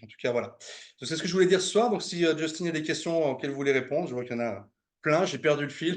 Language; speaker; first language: French; native; French